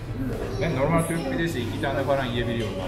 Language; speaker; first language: Turkish; non-native, fluent; Japanese